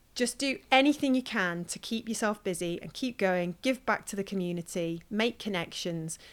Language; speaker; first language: English; native; English